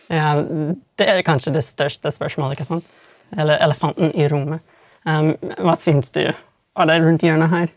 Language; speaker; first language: Swedish; non-native, fluent; English